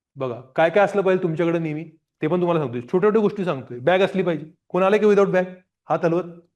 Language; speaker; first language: Marathi; non-native, local second language; Gujarati